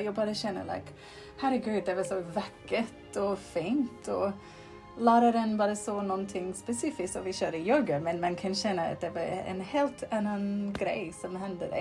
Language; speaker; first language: Swedish; non-native, fluent; English